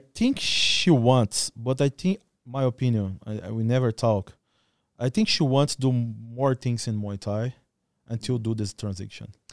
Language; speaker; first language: English; non-native, learner; Portuguese